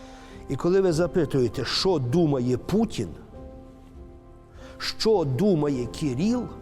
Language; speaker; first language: Ukrainian; native; Ukrainian